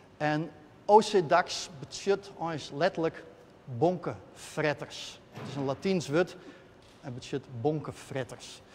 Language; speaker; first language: Dutch; non-native, local second language; Western Frisian